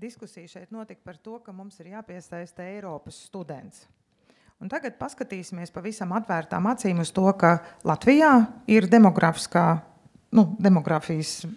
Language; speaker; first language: Latvian; native; Latvian